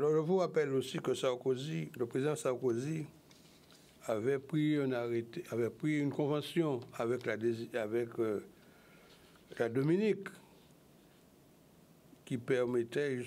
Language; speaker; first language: French; native; French